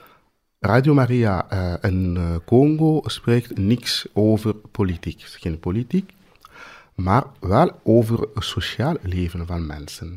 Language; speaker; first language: Dutch; non-native, fluent; Swahili